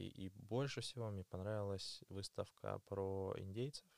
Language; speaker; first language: Russian; native; Russian